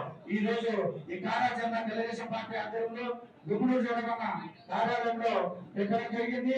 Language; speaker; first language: Telugu; native; Telugu